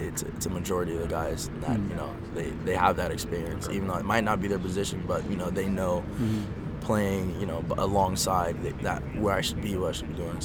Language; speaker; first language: English; native; English